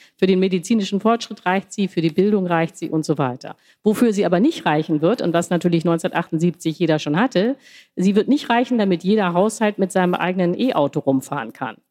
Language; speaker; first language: German; native; German